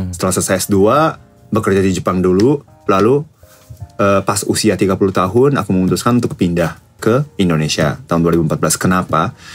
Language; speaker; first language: Indonesian; non-native, fluent; Japanese